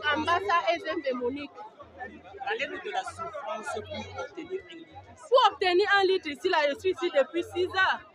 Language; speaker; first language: French; native; French